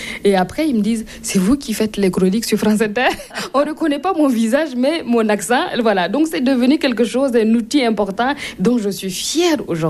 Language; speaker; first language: French; non-native, local second language; Mossi